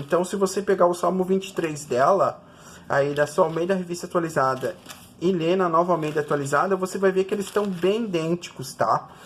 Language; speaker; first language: Portuguese; native; Portuguese